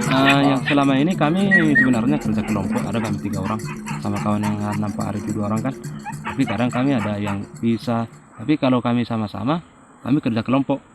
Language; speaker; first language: Malay; non-native, local second language; Minangkabau